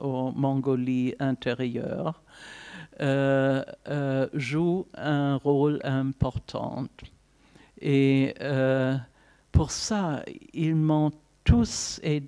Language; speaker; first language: French; non-native, fluent; German